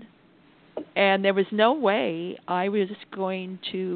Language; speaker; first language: English; native; English